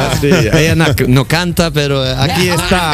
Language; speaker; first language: Spanish; non-native, fluent; English